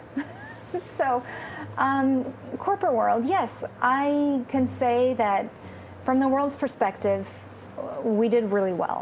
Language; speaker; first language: English; non-native, fluent; Romanian